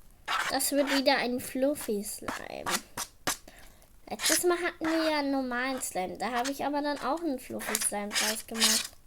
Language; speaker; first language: German; native; German